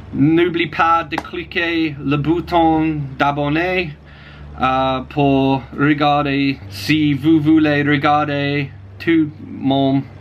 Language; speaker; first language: French; non-native, learner; English